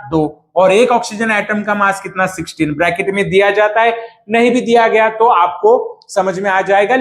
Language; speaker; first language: Hindi; non-native, local second language; Marathi